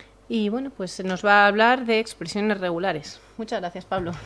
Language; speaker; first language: Spanish; native; Spanish